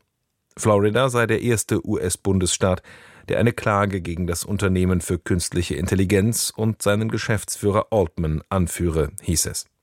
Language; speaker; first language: German; native; German